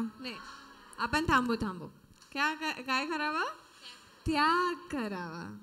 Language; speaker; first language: Marathi; non-native, local second language; Hindi